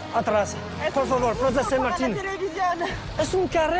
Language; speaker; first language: Spanish; non-native, learner; French